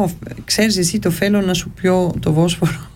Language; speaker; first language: Greek; early bilingual, heritage; Greek